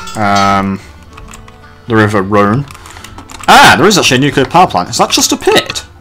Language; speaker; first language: English; native; English